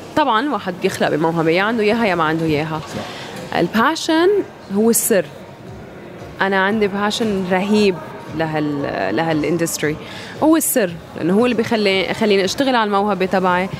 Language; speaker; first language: Arabic; non-native, fluent; English